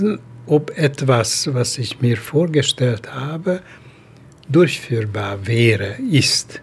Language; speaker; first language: German; non-native, fluent; Hungarian